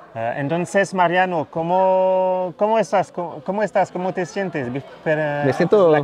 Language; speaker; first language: Spanish; non-native, learner; French